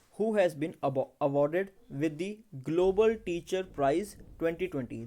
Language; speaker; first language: English; non-native, local second language; Punjabi